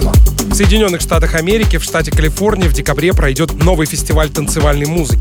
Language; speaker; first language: Russian; native; Russian